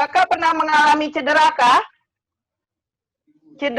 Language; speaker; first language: Indonesian; native; Indonesian